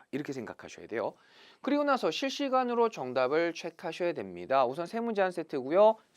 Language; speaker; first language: Korean; native; Korean